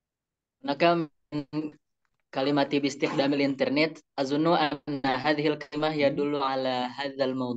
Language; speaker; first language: Arabic; non-native, learner; Indonesian